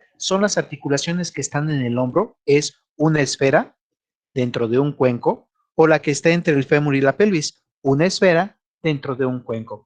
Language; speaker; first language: Spanish; native; Spanish